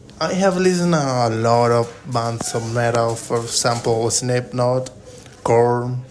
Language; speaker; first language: English; non-native, learner; Spanish